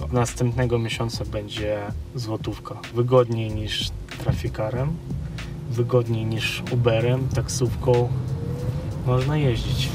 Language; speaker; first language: Polish; non-native, fluent; Ukrainian